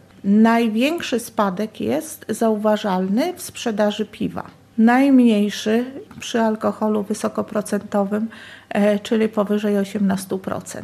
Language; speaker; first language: Polish; native; Polish